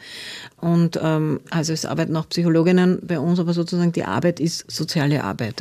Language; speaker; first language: German; native; German